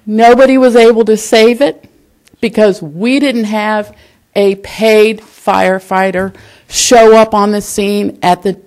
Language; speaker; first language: English; native; English